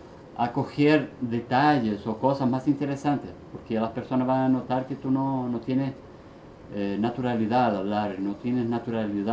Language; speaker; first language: Spanish; early bilingual, heritage; Spanish